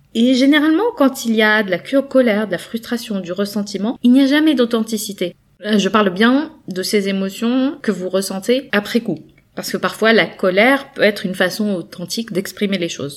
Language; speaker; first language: French; native; French